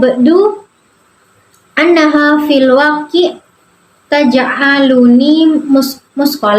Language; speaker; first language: Arabic; non-native, learner; Indonesian